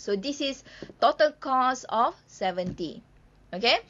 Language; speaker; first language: English; non-native, local second language; Malay